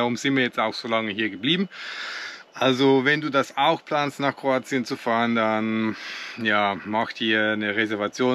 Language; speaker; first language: German; native; German